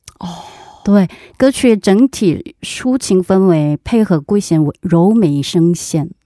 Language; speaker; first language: Chinese; non-native, fluent; Korean